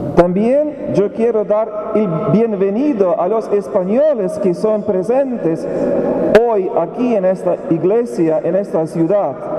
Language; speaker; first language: Spanish; non-native, learner; Ukrainian